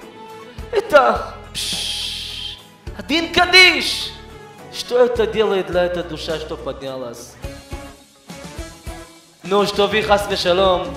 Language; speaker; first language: Russian; early bilingual, heritage; Hebrew